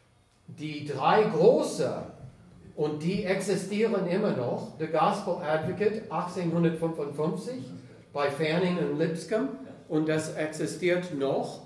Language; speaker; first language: German; non-native, fluent; English